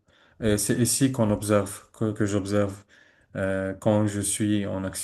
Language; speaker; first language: French; non-native, learner; Arabic